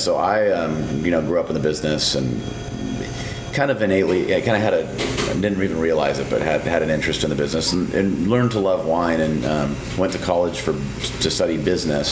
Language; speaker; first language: English; native; English